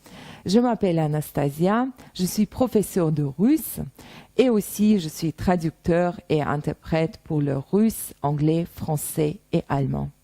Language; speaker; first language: French; non-native, fluent; Russian